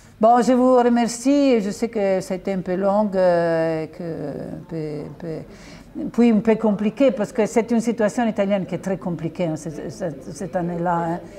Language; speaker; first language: French; non-native, fluent; Italian